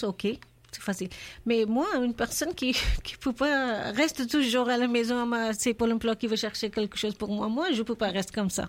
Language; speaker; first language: French; non-native, learner; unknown